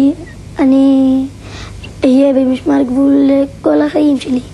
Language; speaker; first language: Hebrew; non-native, local second language; Arabic